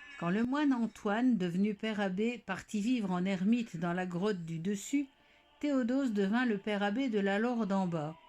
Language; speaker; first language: French; native; French